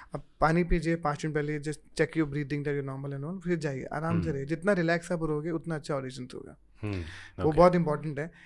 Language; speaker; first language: Hindi; native; Hindi